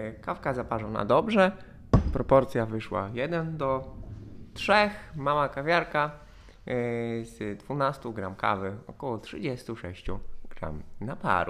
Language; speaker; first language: Polish; native; Polish